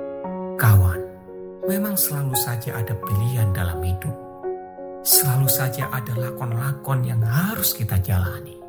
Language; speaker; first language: Indonesian; native; Indonesian